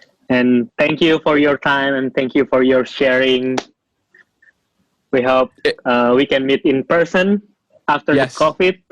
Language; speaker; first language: English; non-native, fluent; Indonesian